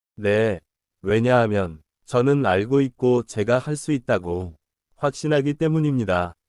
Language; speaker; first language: Korean; non-native, learner; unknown